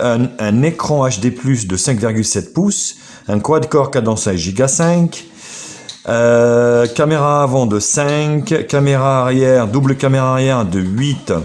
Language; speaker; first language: French; native; French